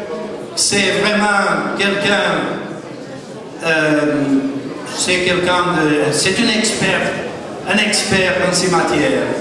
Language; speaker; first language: French; non-native, fluent; Portuguese